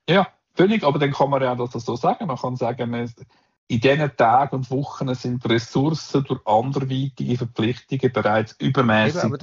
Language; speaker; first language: German; native; German